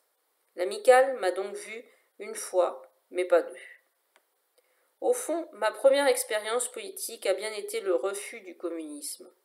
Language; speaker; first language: French; native; French